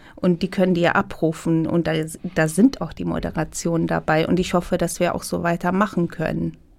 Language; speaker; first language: German; non-native, fluent; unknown